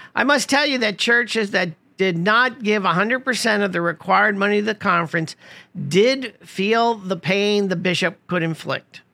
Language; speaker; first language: English; native; English